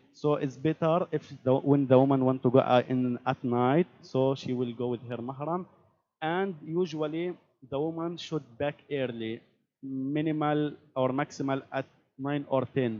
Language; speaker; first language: English; non-native, learner; Arabic